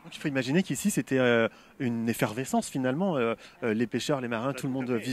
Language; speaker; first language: French; native; French